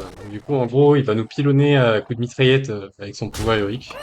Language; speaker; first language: French; native; French